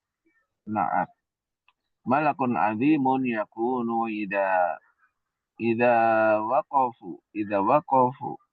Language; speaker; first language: Arabic; non-native, learner; Indonesian